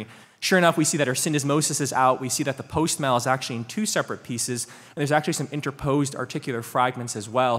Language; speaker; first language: English; native; English